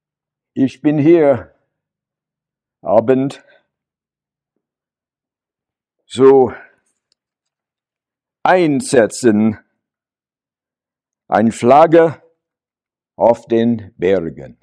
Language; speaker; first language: German; non-native, learner; English